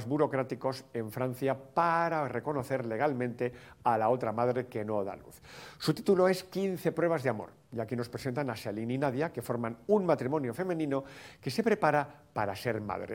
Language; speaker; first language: Spanish; native; Spanish